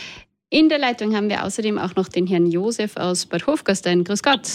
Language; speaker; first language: German; native; German